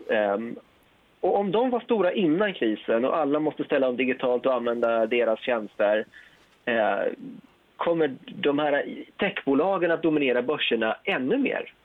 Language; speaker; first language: Swedish; native; Swedish